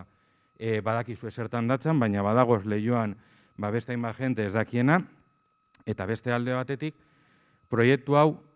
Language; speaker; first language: Basque; native; Basque